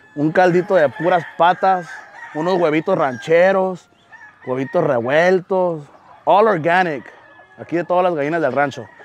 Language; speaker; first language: Spanish; early bilingual, heritage; Spanish